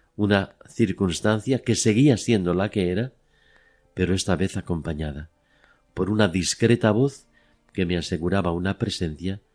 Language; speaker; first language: Spanish; native; Spanish